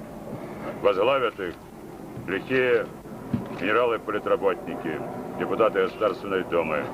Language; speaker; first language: Russian; native; Russian